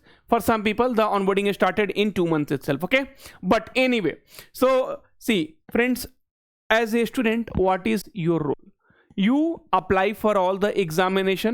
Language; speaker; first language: English; non-native, local second language; Hindi